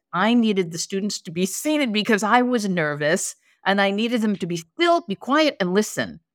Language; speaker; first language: English; native; English